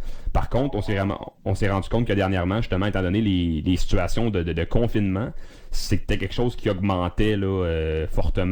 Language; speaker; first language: French; native; French